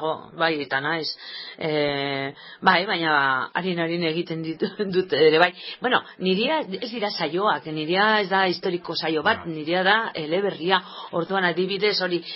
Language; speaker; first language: Basque; non-native, local second language; Spanish